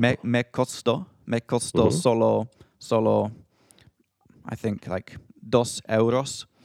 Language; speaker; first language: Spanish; non-native, learner; English